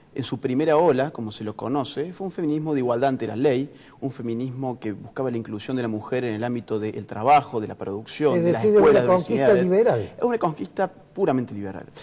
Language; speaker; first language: Spanish; native; Spanish